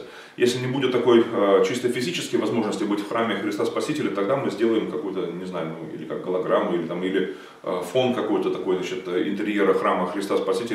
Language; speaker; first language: Russian; native; Russian